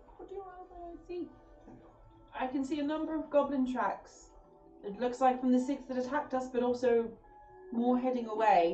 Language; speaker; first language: English; native; English